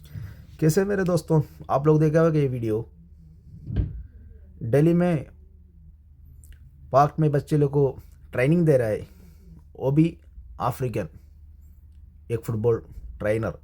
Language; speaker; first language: Hindi; non-native, local second language; Malayalam